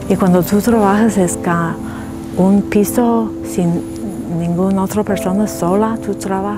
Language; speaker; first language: Spanish; non-native, learner; English